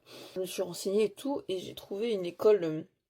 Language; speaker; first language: French; native; French